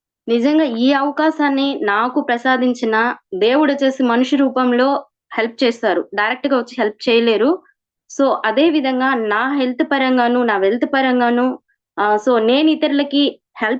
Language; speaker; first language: Telugu; native; Telugu